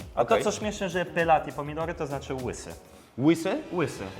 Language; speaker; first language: Polish; early bilingual, heritage; Italian